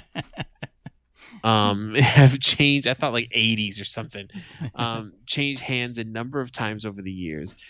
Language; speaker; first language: English; native; English